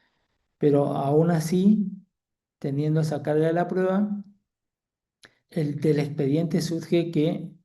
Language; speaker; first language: Spanish; native; Spanish